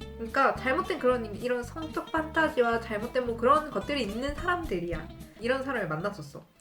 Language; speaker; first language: Korean; native; Korean